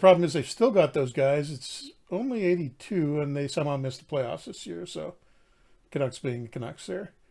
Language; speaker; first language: English; native; English